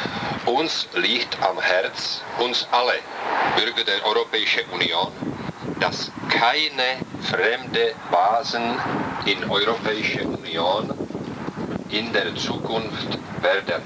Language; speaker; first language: German; non-native, learner; Czech